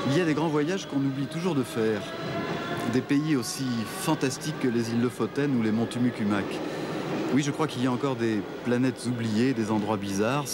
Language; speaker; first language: French; native; French